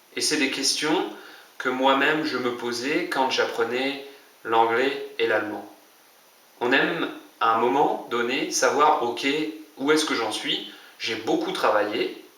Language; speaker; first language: French; native; French